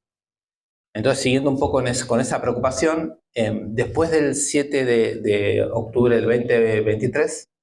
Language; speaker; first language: Spanish; native; Spanish